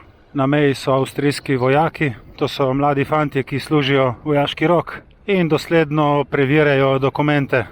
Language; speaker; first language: Slovenian; native; Slovenian